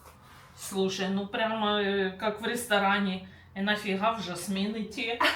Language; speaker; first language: Russian; native; Russian